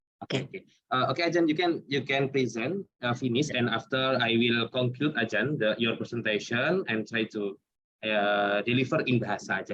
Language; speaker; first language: English; non-native, learner; Indonesian